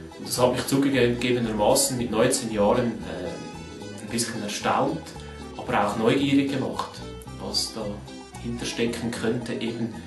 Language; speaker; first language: German; native; German